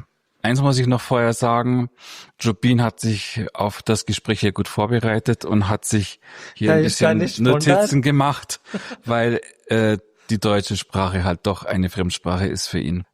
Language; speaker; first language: German; native; German